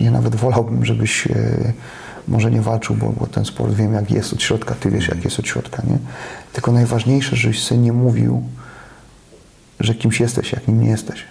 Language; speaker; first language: Polish; native; Polish